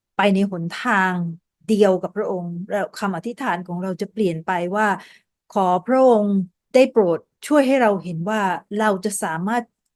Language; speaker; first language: Thai; native; Thai